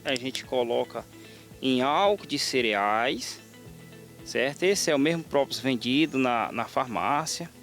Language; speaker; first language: Portuguese; native; Portuguese